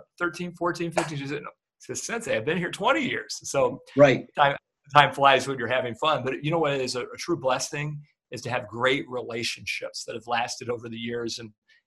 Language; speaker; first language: English; native; English